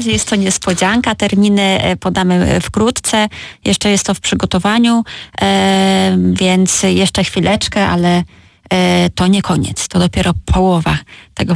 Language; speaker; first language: Polish; native; Polish